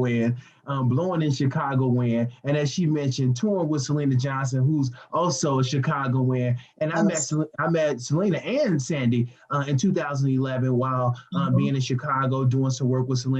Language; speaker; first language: English; native; English